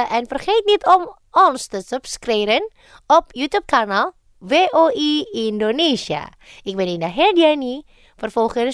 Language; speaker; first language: Dutch; non-native, fluent; Indonesian